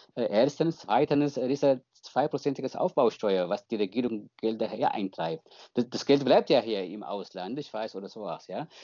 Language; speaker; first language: German; non-native, fluent; Tigrinya